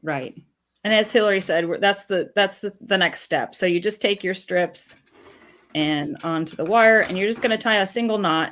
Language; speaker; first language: English; native; English